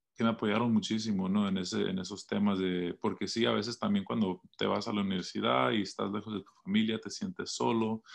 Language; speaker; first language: Spanish; early bilingual, heritage; Spanish